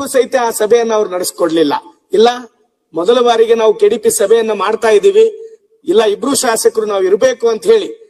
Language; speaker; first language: Kannada; non-native, local second language; Lambadi